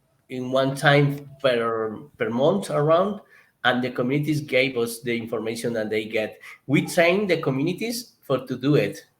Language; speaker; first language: English; non-native, learner; Spanish